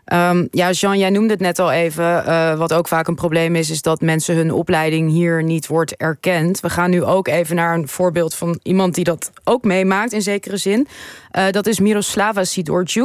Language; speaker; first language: Dutch; native; Dutch